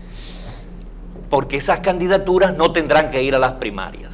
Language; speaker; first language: Spanish; native; Spanish